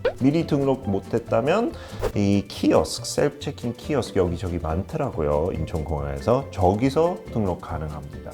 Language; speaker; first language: Korean; non-native, fluent; English